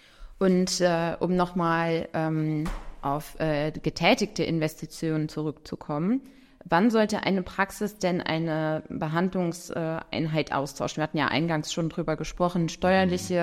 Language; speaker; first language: German; native; German